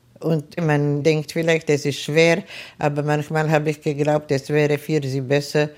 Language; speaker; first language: German; non-native, fluent; Czech